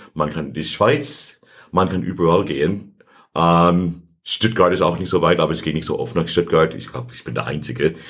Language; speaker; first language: German; non-native, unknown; English